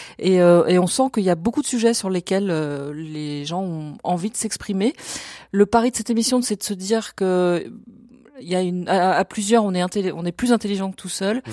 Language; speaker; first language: French; native; French